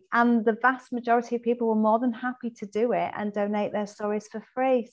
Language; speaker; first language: English; native; English